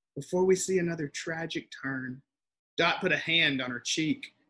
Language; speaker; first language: English; native; English